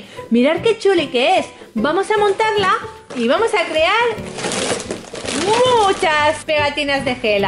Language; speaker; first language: Spanish; native; Spanish